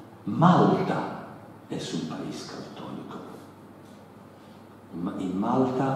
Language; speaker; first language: Spanish; non-native, learner; Italian